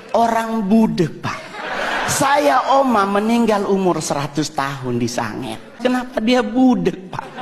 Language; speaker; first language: Indonesian; native; Indonesian